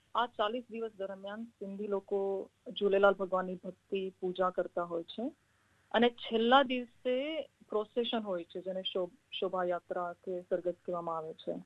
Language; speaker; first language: Gujarati; non-native, local second language; Sindhi